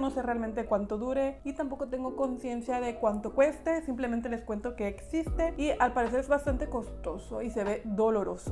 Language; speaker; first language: Spanish; native; Spanish